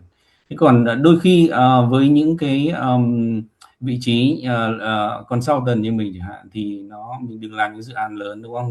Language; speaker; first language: Vietnamese; native; Vietnamese